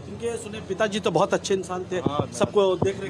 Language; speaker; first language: Hindi; native; Hindi